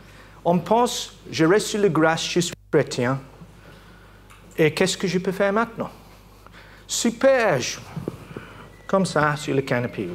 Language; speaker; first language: French; non-native, fluent; English